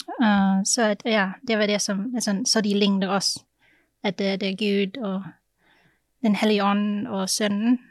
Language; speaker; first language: Norwegian; non-native, fluent; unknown